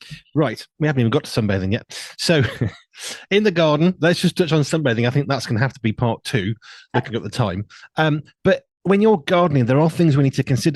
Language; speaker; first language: English; native; English